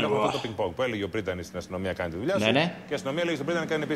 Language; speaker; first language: Greek; native; Greek